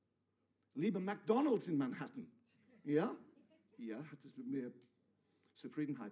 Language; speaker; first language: German; non-native, fluent; English